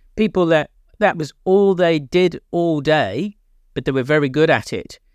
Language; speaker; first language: English; native; English